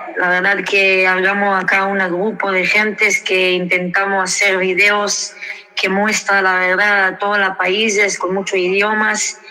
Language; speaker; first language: Spanish; early bilingual, heritage; Spanish